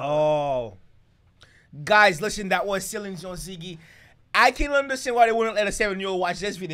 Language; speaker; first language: English; native; English